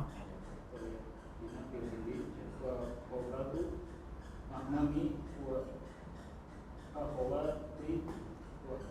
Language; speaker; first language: Arabic; non-native, learner; Indonesian